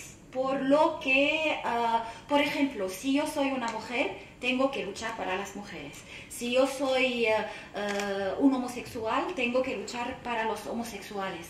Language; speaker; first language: Spanish; non-native, fluent; Arabic